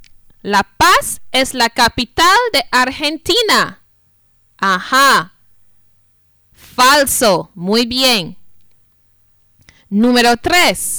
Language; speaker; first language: Spanish; non-native, fluent; English